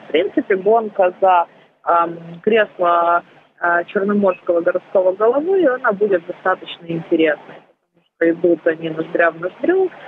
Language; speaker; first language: Russian; native; Russian